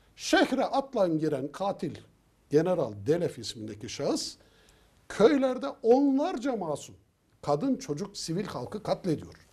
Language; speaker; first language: Turkish; native; Turkish